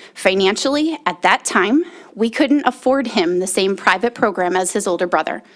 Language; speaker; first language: English; native; English